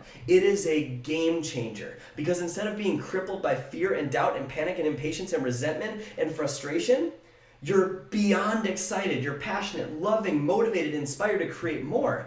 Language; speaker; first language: English; native; English